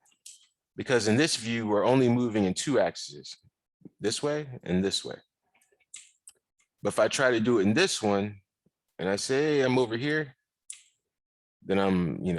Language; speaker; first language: English; native; English